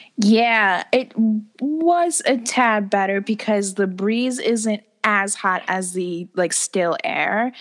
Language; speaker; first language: English; native; English